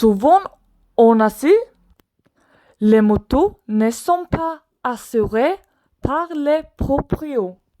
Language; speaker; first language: French; non-native, learner; Swedish